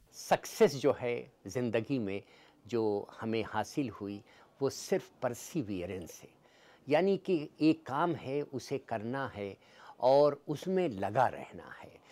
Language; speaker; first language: Urdu; native; Urdu